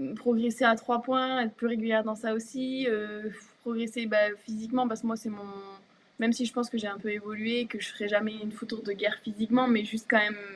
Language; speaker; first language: French; native; French